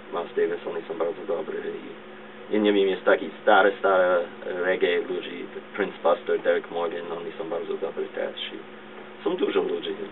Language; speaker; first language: Polish; early bilingual, other home language; English